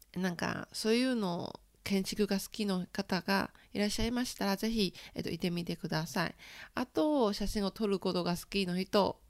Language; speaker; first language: Japanese; non-native, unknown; Chinese